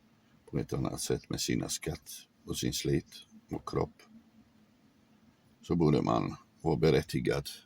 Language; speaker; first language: Swedish; non-native, fluent; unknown